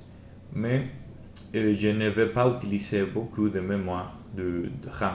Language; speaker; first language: French; non-native, learner; Spanish